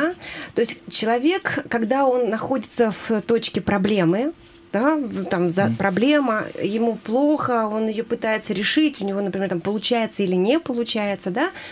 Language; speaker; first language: Russian; native; Russian